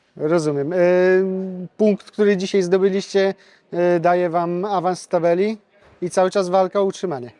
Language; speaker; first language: Polish; native; Polish